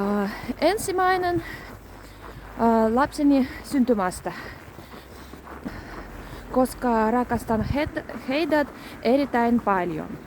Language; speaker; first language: Finnish; non-native, learner; Russian